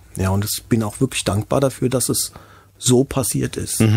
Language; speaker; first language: German; native; German